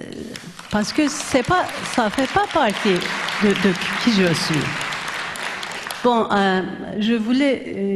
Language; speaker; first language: French; non-native, fluent; Turkish